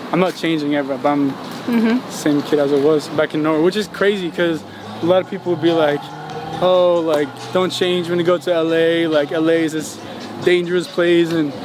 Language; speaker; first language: English; non-native, fluent; Norwegian